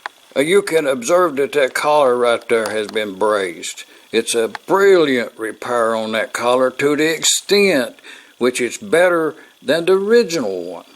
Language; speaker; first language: English; native; English